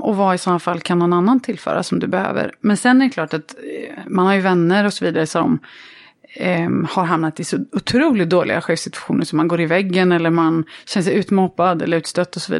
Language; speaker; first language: Swedish; native; Swedish